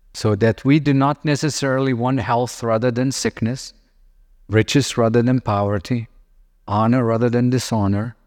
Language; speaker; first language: English; non-native, fluent; Lithuanian